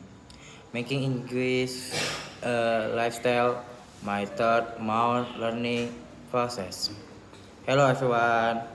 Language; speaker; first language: English; non-native, learner; Indonesian